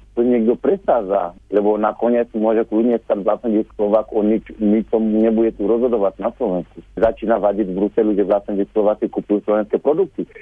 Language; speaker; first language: Slovak; non-native, fluent; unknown